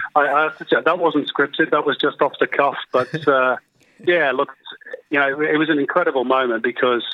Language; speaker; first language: English; native; English